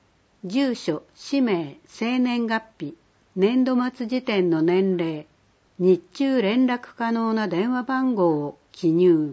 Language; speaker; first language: Japanese; native; Japanese